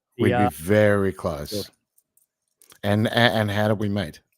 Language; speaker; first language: English; native; English